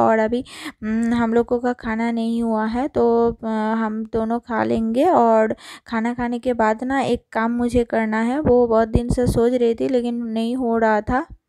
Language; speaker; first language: Hindi; non-native, local second language; Bangla